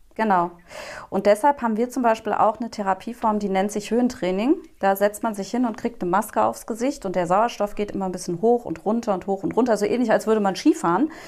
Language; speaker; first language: German; native; German